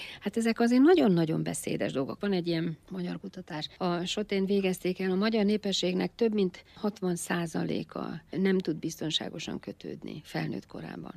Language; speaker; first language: Hungarian; native; Hungarian